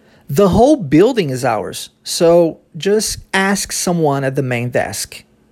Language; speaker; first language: English; early bilingual, other home language; Portuguese